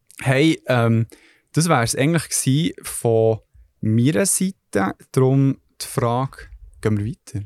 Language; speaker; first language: German; early bilingual, other home language; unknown